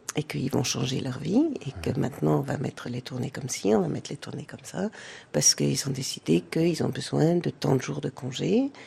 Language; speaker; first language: French; native; French